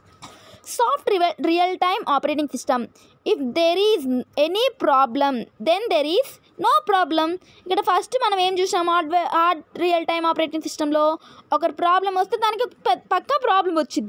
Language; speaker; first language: Telugu; native; Telugu